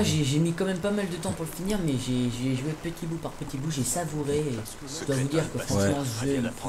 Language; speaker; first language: French; native; French